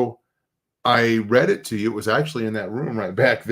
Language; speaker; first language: English; native; English